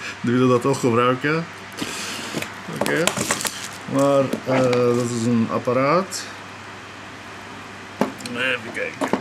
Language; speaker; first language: Dutch; non-native, fluent; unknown